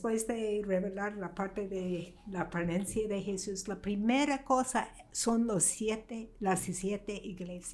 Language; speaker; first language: Spanish; non-native, fluent; English